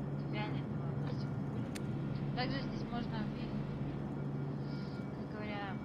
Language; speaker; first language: Russian; native; Russian